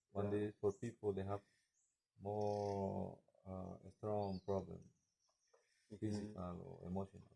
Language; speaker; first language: English; non-native, learner; Spanish